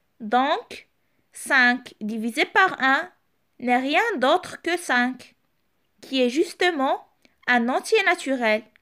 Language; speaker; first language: French; non-native, local second language; Arabic